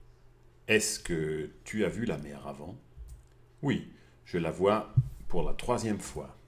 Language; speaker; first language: French; non-native, fluent; German